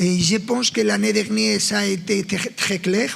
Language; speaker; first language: French; non-native, fluent; Spanish